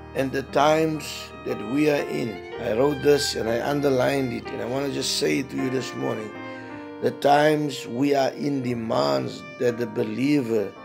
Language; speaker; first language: English; non-native, local second language; Afrikaans